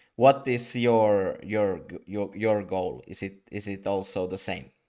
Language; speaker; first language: English; non-native, fluent; Finnish